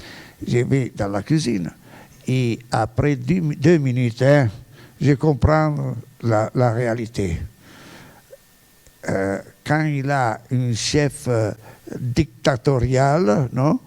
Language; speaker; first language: French; non-native, fluent; Italian